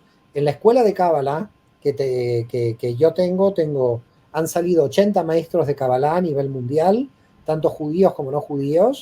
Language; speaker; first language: Spanish; native; Spanish